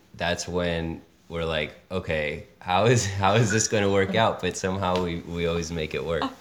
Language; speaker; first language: English; native; English